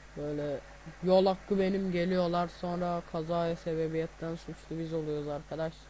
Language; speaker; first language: Turkish; native; Turkish